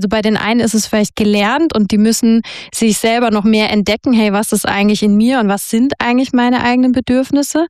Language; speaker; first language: German; native; German